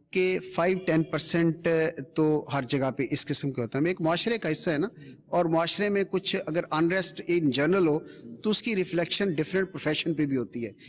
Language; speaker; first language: Urdu; non-native, local second language; Punjabi